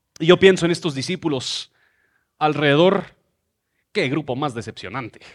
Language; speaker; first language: Spanish; non-native, fluent; English